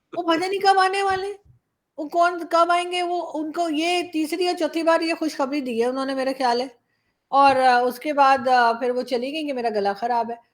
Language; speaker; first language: Urdu; native; Urdu